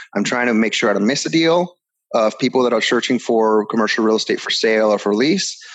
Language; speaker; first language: English; early bilingual, other home language; Spanish